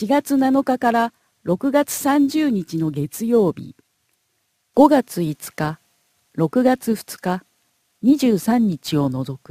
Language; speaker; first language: Japanese; native; Japanese